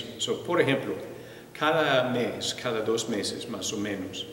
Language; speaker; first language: Spanish; non-native, fluent; English